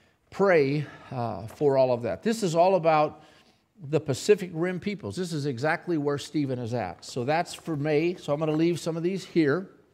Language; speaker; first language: English; native; English